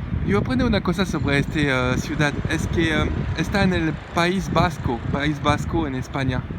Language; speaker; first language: Spanish; non-native, learner; French